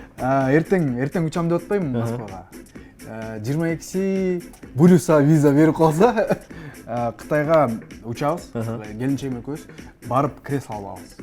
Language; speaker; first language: Kyrgyz; native; Kyrgyz